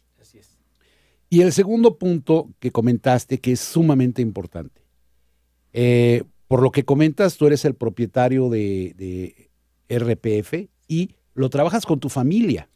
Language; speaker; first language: Spanish; native; Spanish